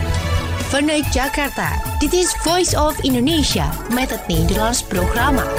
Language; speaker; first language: Dutch; non-native, fluent; Indonesian